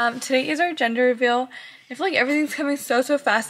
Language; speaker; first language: English; early bilingual, other home language; Spanish